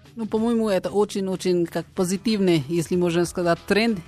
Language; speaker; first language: Russian; non-native, learner; Hindi